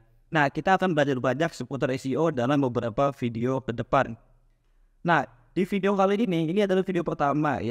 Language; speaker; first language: Indonesian; native; Indonesian